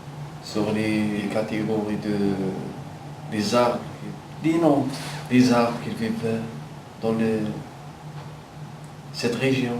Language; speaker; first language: French; non-native, fluent; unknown